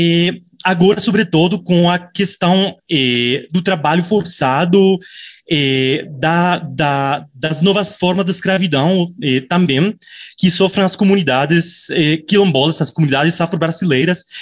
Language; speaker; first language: Portuguese; non-native, fluent; Spanish